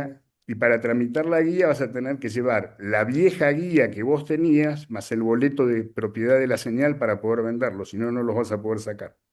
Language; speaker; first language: Spanish; native; Spanish